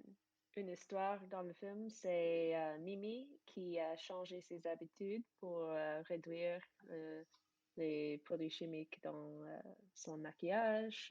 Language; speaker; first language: French; non-native, fluent; English